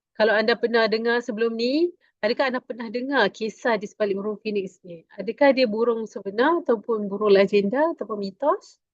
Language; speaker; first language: Malay; native; Malay